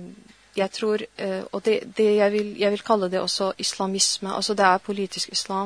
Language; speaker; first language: Norwegian; non-native, fluent; Arabic